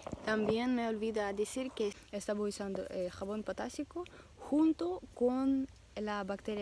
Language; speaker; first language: Spanish; non-native, learner; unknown